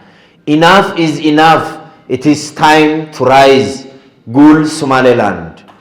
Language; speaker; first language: English; non-native, fluent; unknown